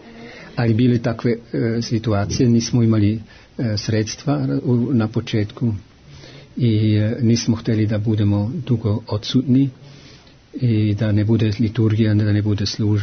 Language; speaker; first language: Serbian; non-native, fluent; German